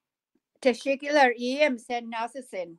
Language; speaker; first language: Turkish; non-native, learner; English